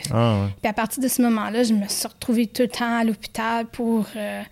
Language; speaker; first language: French; native; French